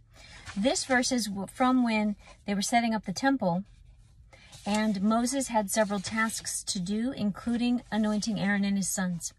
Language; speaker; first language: English; native; English